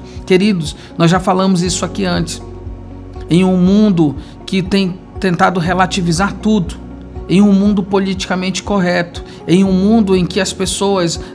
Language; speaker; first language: Portuguese; native; Portuguese